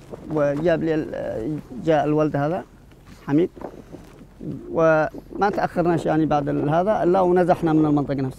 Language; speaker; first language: Arabic; native; Arabic